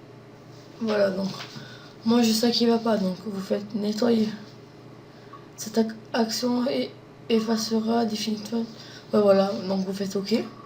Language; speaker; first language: French; native; French